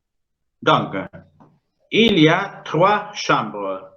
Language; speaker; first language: French; non-native, fluent; Spanish